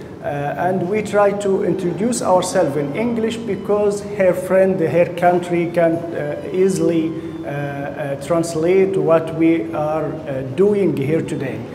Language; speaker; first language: English; non-native, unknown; Arabic